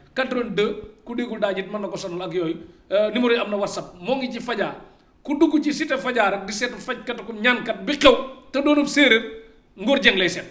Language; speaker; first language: Wolof; native; Wolof